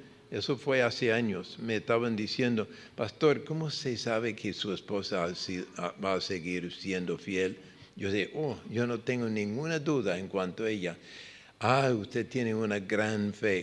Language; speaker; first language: Spanish; non-native, fluent; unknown